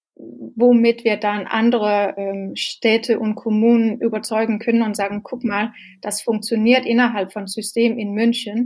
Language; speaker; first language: German; non-native, fluent; Danish